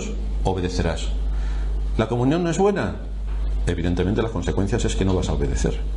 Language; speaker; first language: Spanish; native; Spanish